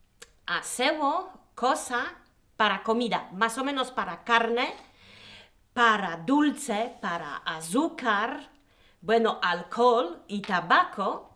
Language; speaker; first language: Spanish; non-native, learner; Polish